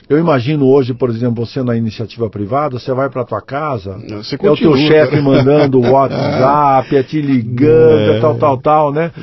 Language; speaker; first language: Portuguese; native; Portuguese